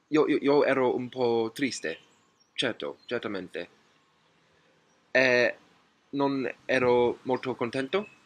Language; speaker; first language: Italian; non-native, learner; English